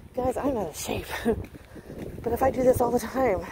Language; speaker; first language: English; native; English